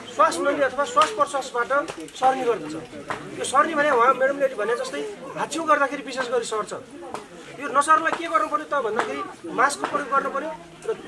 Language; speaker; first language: Nepali; non-native, local second language; Dangaura Tharu